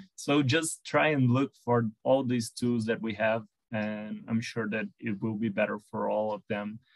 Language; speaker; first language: English; non-native, fluent; Portuguese